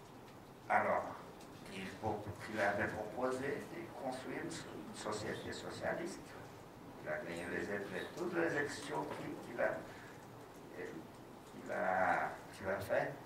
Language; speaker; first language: French; non-native, fluent; Portuguese